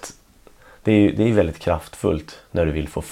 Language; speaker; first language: Swedish; native; Swedish